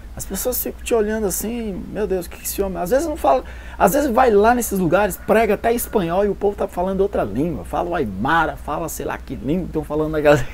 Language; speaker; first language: Portuguese; native; Portuguese